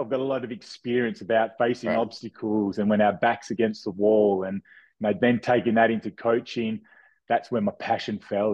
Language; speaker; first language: English; native; English